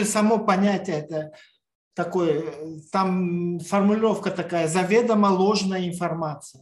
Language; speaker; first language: Russian; non-native, local second language; Tajik